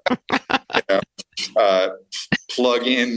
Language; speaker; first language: English; native; English